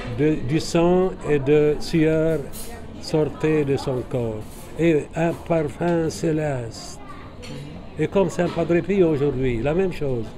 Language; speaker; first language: French; non-native, local second language; Arabic